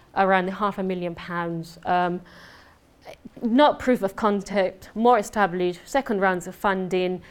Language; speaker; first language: English; non-native, fluent; Spanish